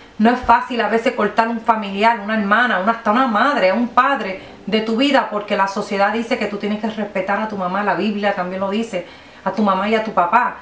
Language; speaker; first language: Spanish; early bilingual, heritage; Spanish